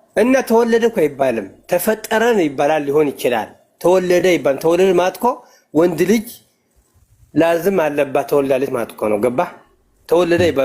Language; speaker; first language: Amharic; non-native, local second language; Tigrinya